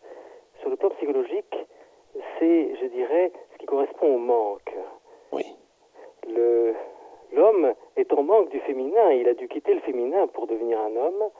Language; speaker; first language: French; native; French